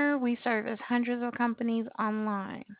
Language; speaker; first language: English; native; English